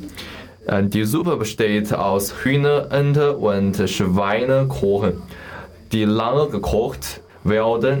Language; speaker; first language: German; non-native, learner; Chinese